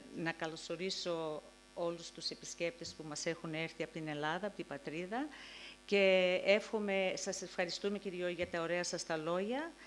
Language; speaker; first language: Greek; early bilingual, heritage; Greek